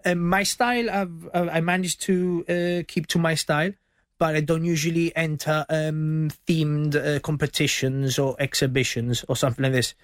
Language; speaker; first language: English; early bilingual, other home language; Spanish